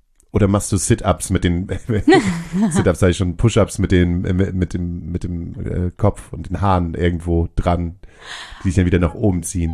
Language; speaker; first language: German; native; German